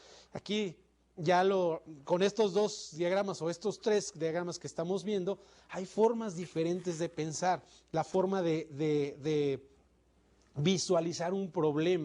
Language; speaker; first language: Spanish; native; Spanish